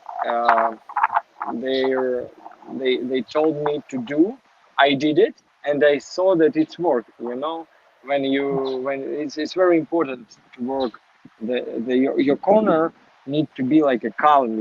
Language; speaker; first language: English; non-native, learner; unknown